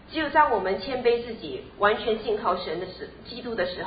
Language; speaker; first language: Chinese; native; Chinese